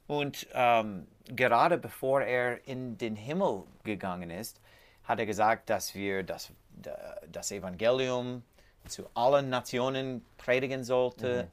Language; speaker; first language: German; non-native, learner; English